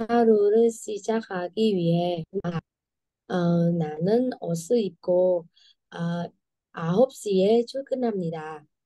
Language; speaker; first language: Korean; non-native, learner; Vietnamese